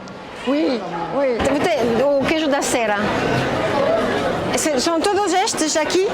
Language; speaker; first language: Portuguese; non-native, fluent; French